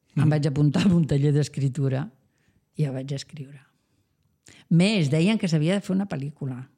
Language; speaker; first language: Catalan; non-native, local second language; Spanish